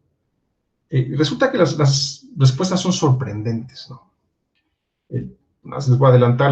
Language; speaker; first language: Spanish; native; Spanish